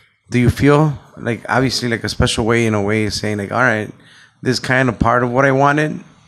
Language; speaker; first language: English; early bilingual, other home language; Spanish